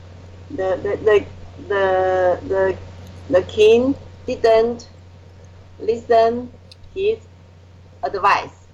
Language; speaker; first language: English; non-native, learner; Chinese